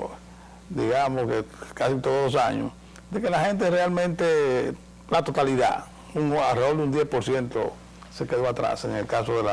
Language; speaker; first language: Spanish; native; Spanish